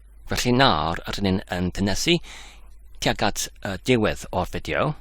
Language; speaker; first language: Welsh; non-native, learner; English